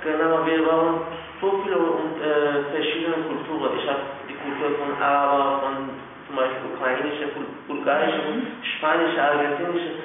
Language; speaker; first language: German; non-native, learner; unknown